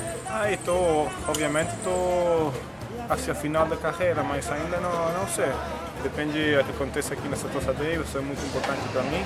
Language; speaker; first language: Portuguese; non-native, fluent; Spanish